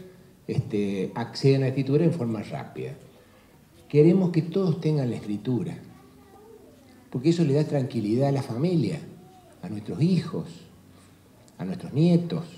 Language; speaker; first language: Spanish; native; Spanish